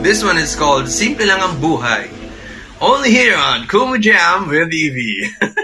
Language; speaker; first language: English; non-native, local second language; Filipino